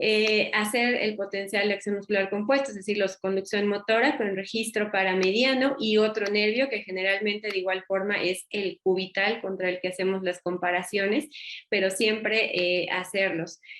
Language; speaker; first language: Spanish; native; Spanish